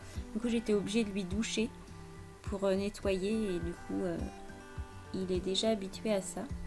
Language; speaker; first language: French; native; French